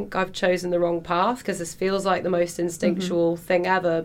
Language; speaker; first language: English; native; English